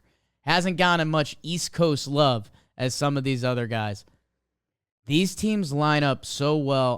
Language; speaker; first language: English; native; English